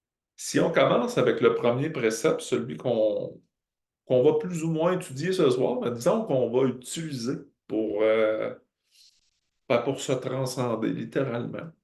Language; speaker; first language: French; native; French